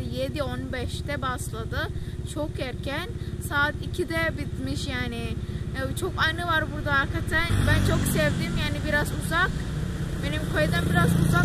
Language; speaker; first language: Turkish; non-native, learner; Javanese